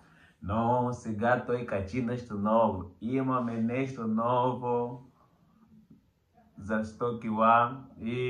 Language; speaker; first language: Bulgarian; non-native, learner; Portuguese